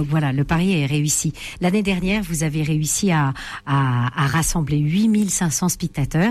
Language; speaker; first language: French; native; French